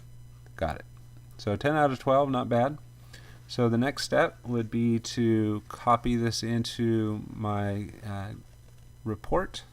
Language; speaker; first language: English; native; English